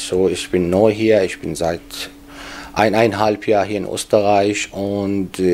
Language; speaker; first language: German; non-native, learner; Arabic